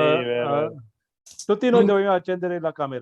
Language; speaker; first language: Italian; non-native, learner; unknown